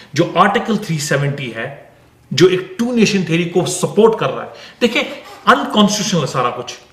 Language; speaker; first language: Hindi; non-native, local second language; Kashmiri